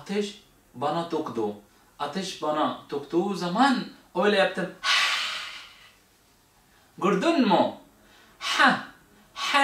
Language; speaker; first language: Turkish; non-native, fluent; Arabic